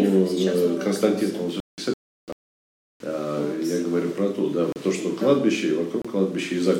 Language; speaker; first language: Russian; native; Russian